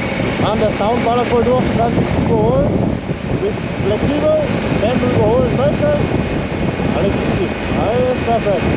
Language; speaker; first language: German; native; German